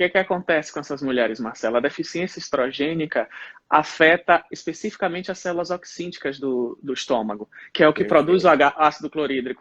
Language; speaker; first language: Portuguese; native; Portuguese